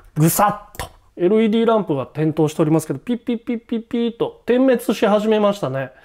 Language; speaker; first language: Japanese; native; Japanese